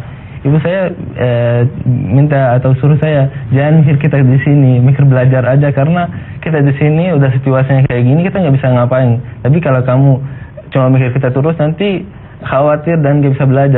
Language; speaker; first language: Indonesian; non-native, fluent; Arabic